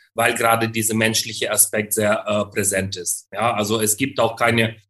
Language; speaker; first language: German; non-native, fluent; Ukrainian